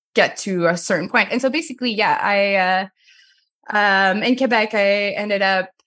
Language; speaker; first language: English; non-native, fluent; French